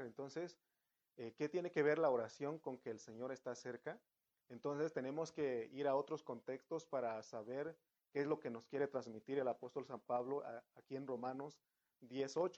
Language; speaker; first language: Spanish; native; Spanish